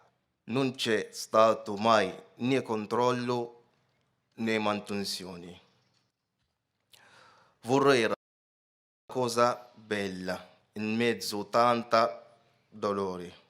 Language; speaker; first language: Italian; non-native, fluent; Arabic